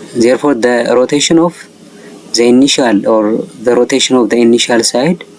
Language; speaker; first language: English; non-native, local second language; Amharic